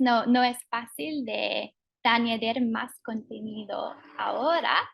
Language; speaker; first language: Spanish; non-native, fluent; English